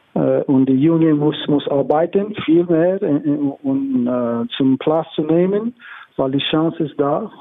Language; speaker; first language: German; non-native, learner; English